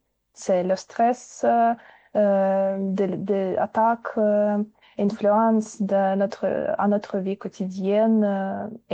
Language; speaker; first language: French; non-native, learner; Ukrainian